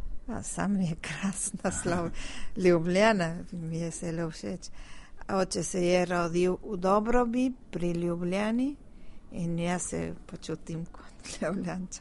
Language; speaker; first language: Slovenian; early bilingual, heritage; Spanish